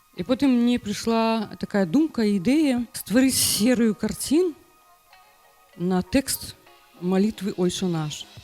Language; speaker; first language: Belarusian; non-native, local second language; Russian